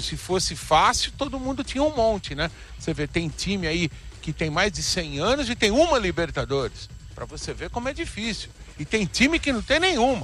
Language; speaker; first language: Portuguese; native; Portuguese